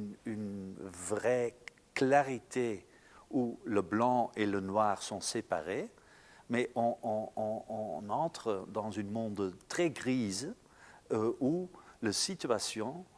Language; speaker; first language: French; non-native, local second language; Dutch